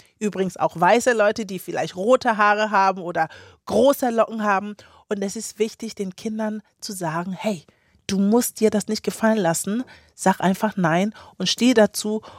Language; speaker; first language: German; early bilingual, other home language; Akan